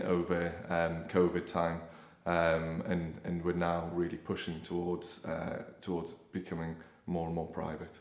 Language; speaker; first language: English; native; English